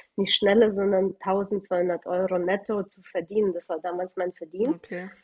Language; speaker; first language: German; early bilingual, other home language; Russian